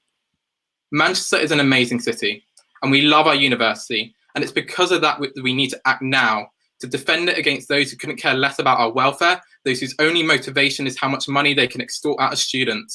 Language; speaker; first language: English; native; English